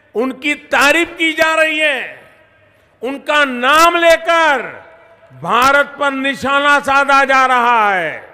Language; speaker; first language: Hindi; non-native, local second language; Gujarati